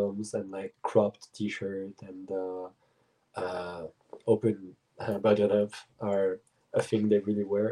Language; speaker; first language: English; non-native, fluent; French